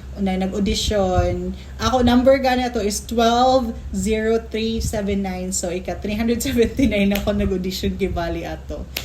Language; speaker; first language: Cebuano; non-native, local second language; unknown